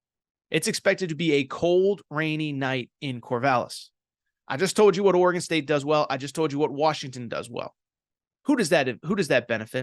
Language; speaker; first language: English; native; English